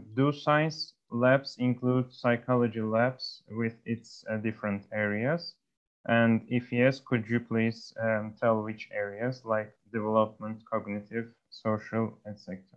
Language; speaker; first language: English; non-native, fluent; Turkish